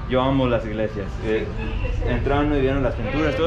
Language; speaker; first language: Spanish; non-native, fluent; English